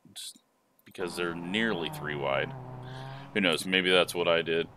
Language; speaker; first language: English; native; English